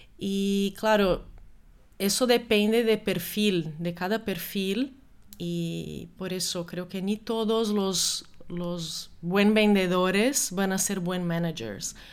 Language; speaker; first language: Spanish; non-native, fluent; Portuguese